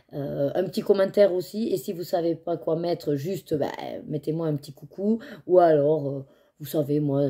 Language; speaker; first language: French; native; French